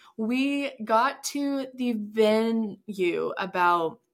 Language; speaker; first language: English; native; English